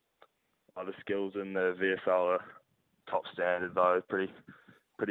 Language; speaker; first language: English; native; English